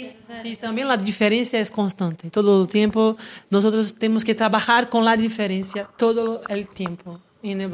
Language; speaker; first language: Spanish; non-native, learner; Portuguese